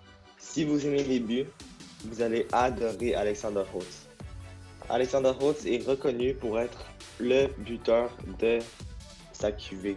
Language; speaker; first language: French; native; French